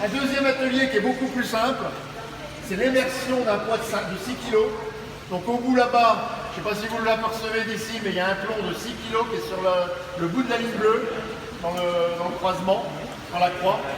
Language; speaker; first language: French; native; French